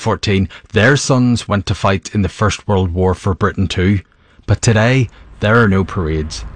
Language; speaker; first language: English; native; English